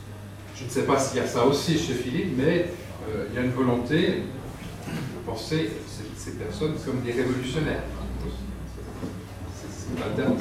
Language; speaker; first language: French; native; French